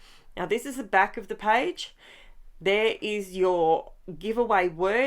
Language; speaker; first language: English; native; English